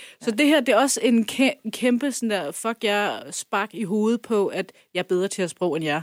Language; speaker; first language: Danish; early bilingual, other home language; Kurdish